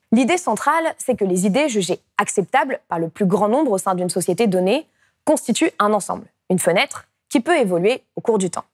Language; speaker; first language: French; native; French